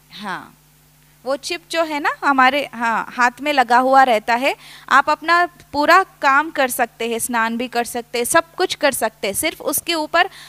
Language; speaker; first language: Hindi; non-native, local second language; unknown